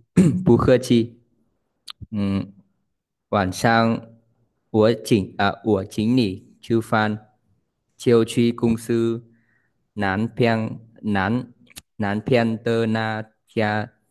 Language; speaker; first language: Chinese; non-native, learner; Vietnamese